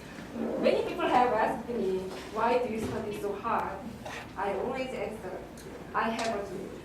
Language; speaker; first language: English; non-native, learner; Korean